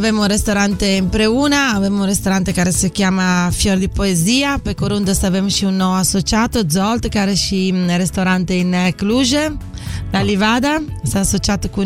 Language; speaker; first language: Romanian; non-native, fluent; Italian